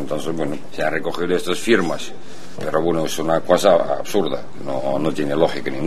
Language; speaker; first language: Spanish; non-native, fluent; Russian